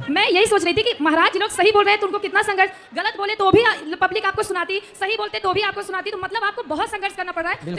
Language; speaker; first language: Hindi; native; Hindi